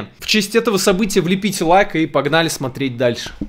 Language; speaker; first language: Russian; native; Russian